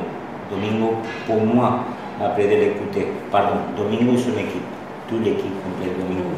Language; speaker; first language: French; non-native, learner; Spanish